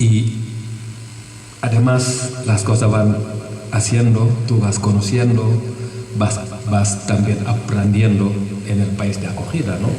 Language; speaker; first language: Spanish; non-native, fluent; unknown